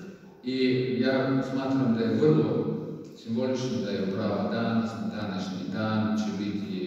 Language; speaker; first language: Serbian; non-native, fluent; Russian